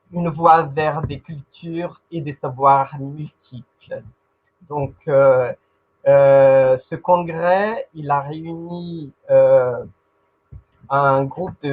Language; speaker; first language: French; non-native, fluent; Portuguese